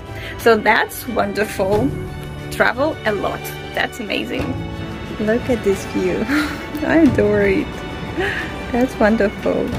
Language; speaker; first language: English; non-native, fluent; Russian